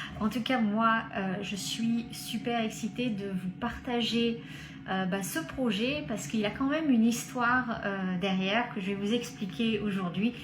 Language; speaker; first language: French; native; French